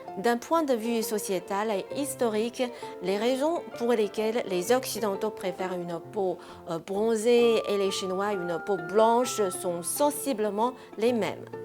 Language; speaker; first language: French; non-native, fluent; Chinese